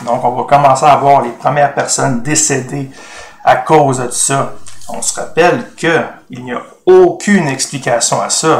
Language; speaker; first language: French; native; French